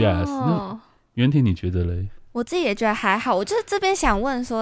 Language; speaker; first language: Chinese; native; Chinese